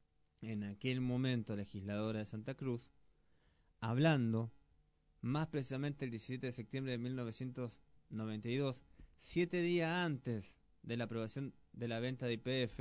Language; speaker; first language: Spanish; native; Spanish